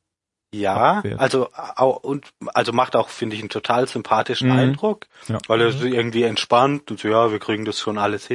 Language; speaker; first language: German; native; German